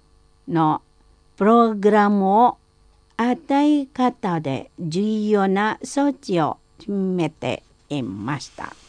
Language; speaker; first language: Japanese; non-native, fluent; Indonesian